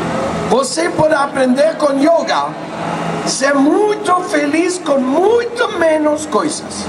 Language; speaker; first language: Portuguese; non-native, fluent; Spanish